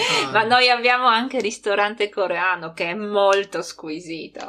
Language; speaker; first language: Italian; non-native, fluent; Polish